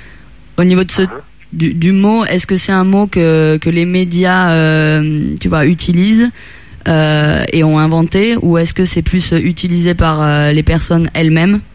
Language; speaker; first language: French; non-native, fluent; Italian